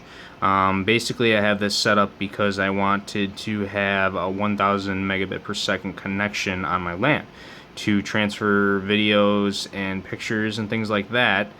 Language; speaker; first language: English; native; English